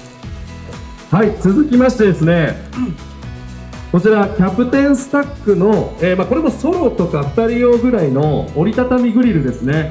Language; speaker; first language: Japanese; native; Japanese